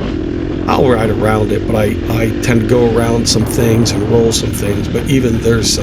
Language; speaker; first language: English; native; English